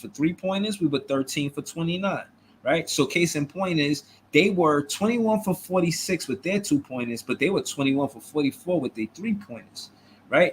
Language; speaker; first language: English; native; English